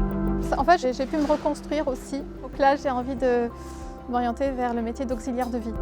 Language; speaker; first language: French; native; French